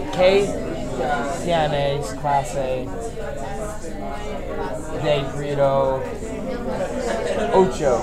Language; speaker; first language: Spanish; non-native, learner; English